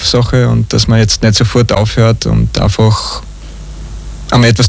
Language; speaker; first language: German; native; German